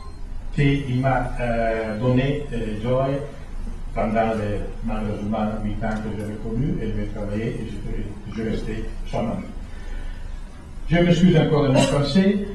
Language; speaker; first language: French; non-native, fluent; Italian